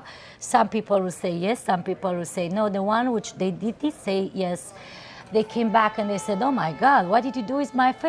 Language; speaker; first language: English; non-native, fluent; Romanian